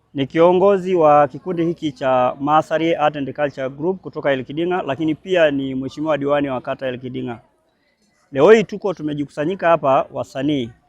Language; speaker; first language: Swahili; non-native, local second language; Masai